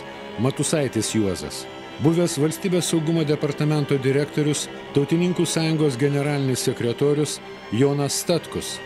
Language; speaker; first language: Lithuanian; native; Lithuanian